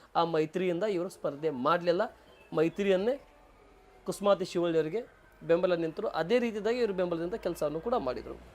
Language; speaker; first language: Kannada; native; Kannada